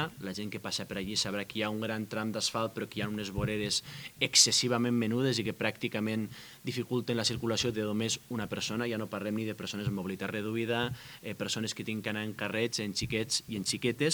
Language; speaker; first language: Catalan; native; Catalan